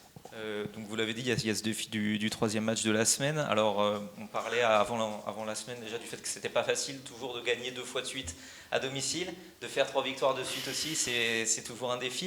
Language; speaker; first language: French; native; French